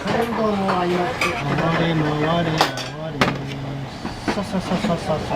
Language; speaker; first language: Japanese; native; Japanese